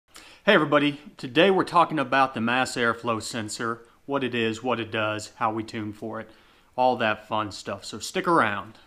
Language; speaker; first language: English; native; English